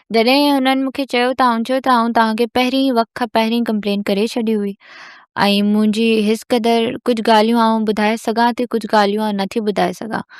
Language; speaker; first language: Sindhi; native; Sindhi